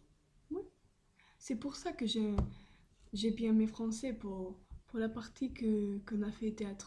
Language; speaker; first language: French; non-native, learner; Spanish